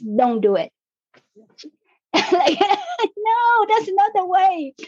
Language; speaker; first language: English; non-native, fluent; Vietnamese